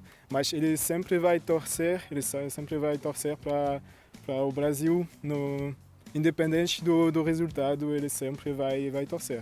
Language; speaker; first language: Portuguese; non-native, fluent; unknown